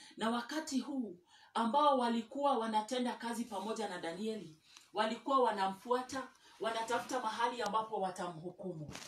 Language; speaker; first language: Swahili; non-native, local second language; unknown